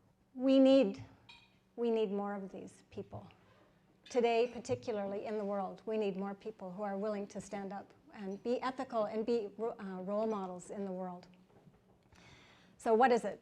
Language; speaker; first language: English; native; English